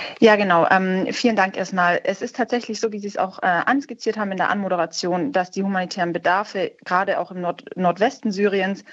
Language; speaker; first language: German; native; German